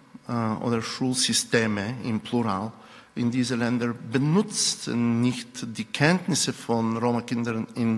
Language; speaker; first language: German; non-native, fluent; Bulgarian